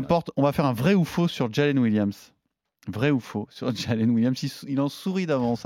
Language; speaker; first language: French; native; French